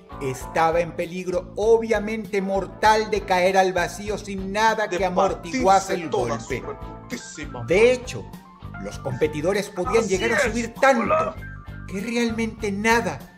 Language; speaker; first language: Spanish; native; Spanish